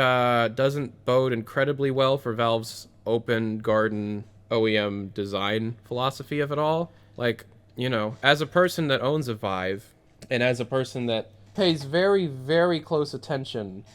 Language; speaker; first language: English; native; English